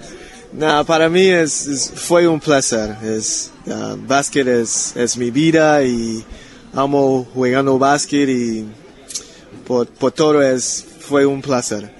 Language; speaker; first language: Spanish; non-native, learner; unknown